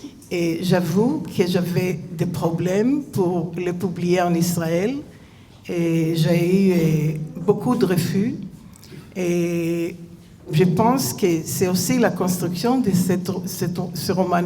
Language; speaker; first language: French; non-native, fluent; Hebrew